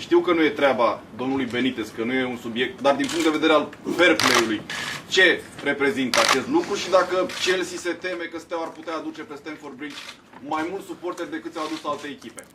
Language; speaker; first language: Romanian; native; Romanian